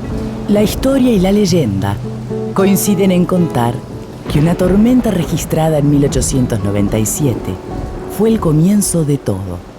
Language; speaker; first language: Spanish; native; Spanish